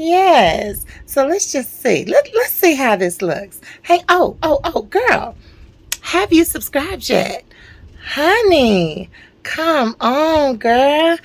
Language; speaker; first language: English; native; English